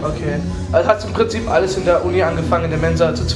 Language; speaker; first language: German; native; German